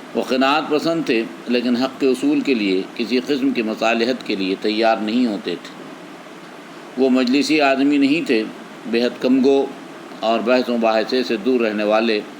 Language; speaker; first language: Urdu; native; Urdu